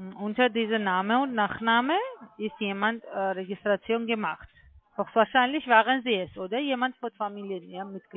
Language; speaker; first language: German; non-native, learner; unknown